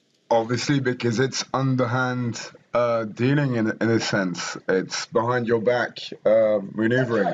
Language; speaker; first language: English; non-native, fluent; French